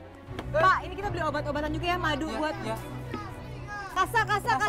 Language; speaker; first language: Indonesian; native; Indonesian